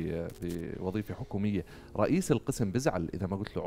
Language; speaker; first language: Arabic; native; Arabic